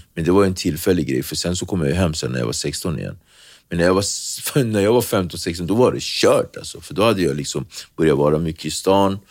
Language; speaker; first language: Swedish; early bilingual, other home language; Kabuverdianu